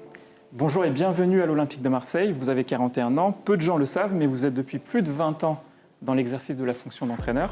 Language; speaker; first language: French; native; French